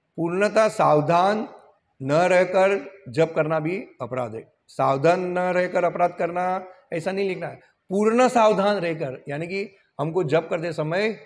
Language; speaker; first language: Hindi; non-native, local second language; Gujarati